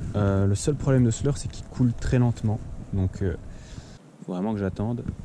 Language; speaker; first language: French; native; French